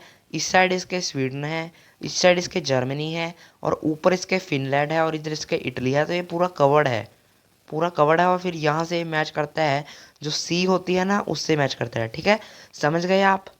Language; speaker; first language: Hindi; native; Hindi